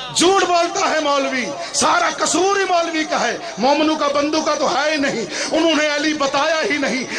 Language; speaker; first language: Urdu; non-native, local second language; Punjabi